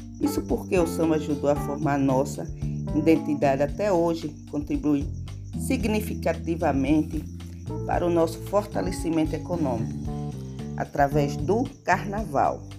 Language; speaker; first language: Portuguese; native; Portuguese